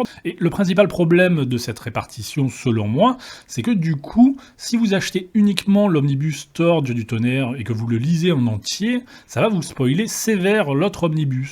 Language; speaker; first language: French; native; French